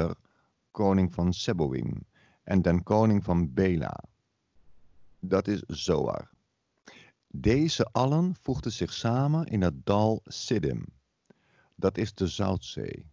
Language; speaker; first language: Dutch; native; Dutch